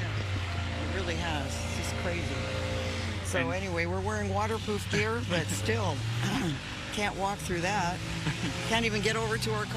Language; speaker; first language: English; native; English